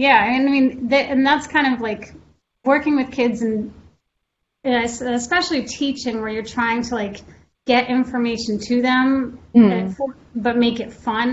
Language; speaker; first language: English; native; English